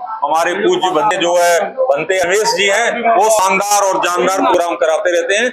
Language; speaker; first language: Hindi; native; Hindi